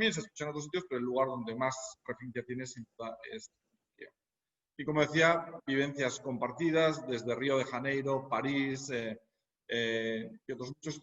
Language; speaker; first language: Spanish; native; Spanish